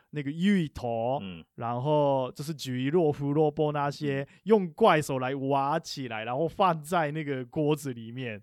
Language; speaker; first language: Chinese; non-native, fluent; Japanese